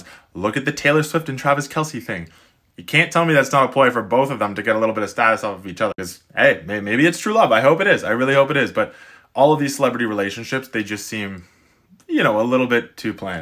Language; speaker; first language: English; native; English